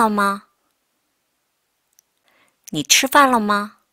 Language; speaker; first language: Chinese; non-native, fluent; Korean